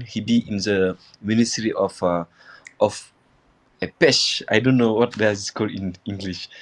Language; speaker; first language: English; non-native, local second language; Wolof